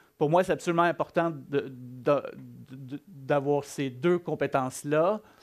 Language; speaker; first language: French; native; French